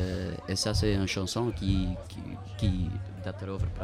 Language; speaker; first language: French; non-native, learner; Dutch